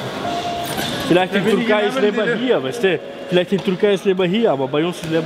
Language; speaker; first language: German; non-native, learner; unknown